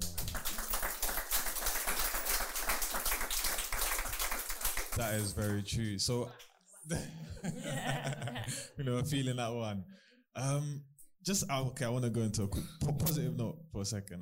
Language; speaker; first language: English; native; English